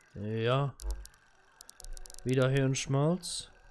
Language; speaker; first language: German; native; German